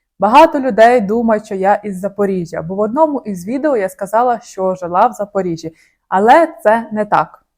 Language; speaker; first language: Ukrainian; native; Ukrainian